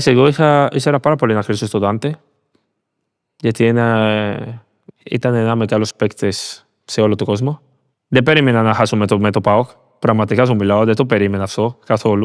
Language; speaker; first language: Greek; non-native, learner; Spanish